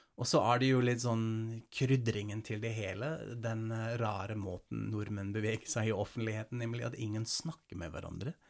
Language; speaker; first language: Norwegian; non-native, fluent; German